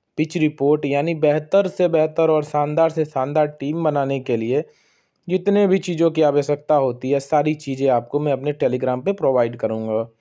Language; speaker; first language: Hindi; native; Hindi